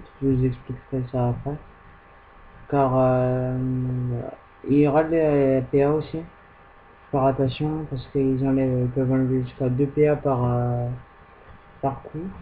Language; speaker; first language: French; native; French